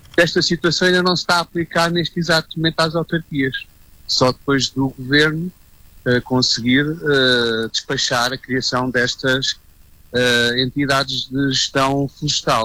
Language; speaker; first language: Portuguese; native; Portuguese